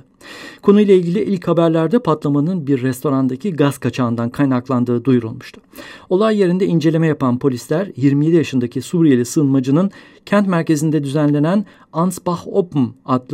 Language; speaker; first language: Turkish; native; Turkish